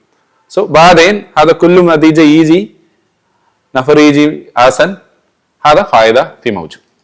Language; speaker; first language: Arabic; non-native, learner; Malayalam